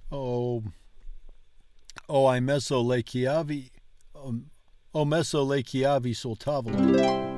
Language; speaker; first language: Italian; non-native, learner; English